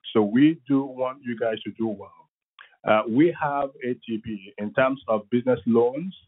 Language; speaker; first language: English; non-native, local second language; Igbo